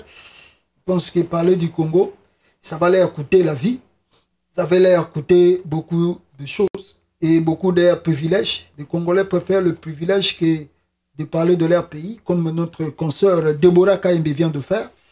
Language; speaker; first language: French; non-native, local second language; Lingala